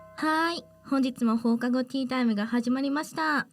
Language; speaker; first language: Japanese; non-native, fluent; English